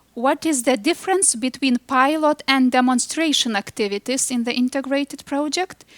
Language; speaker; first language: English; non-native, fluent; Lithuanian